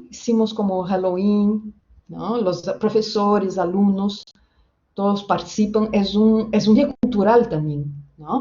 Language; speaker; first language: Spanish; non-native, fluent; Portuguese